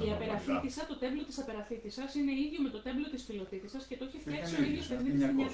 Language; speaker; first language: Greek; native; Greek